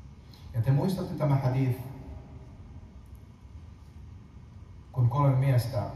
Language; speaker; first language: Finnish; early bilingual, other home language; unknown